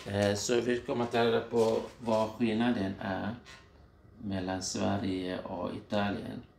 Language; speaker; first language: Swedish; non-native, fluent; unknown